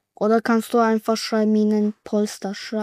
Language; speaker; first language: German; early bilingual, other home language; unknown